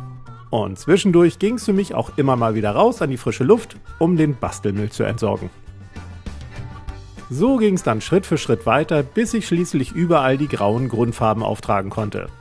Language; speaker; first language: German; native; German